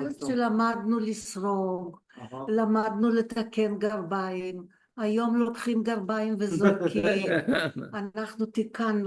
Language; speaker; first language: Hebrew; early bilingual, other home language; Polish